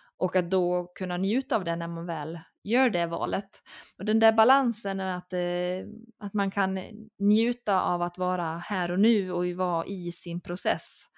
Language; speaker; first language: Swedish; native; Swedish